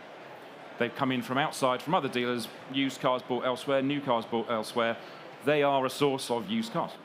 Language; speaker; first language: English; native; English